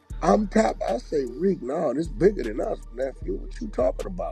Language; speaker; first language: English; native; English